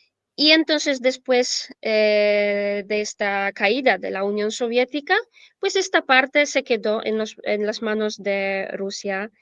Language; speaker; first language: Spanish; non-native, fluent; Polish